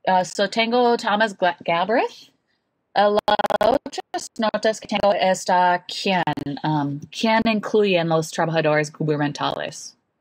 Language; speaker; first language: Spanish; non-native, learner; English